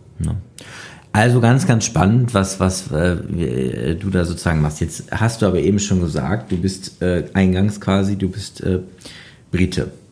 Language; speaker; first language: German; native; German